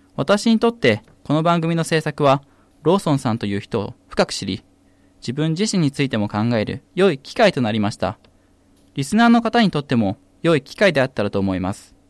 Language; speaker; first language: Japanese; native; Japanese